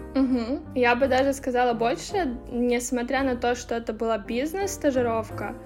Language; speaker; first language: Russian; non-native, local second language; Ukrainian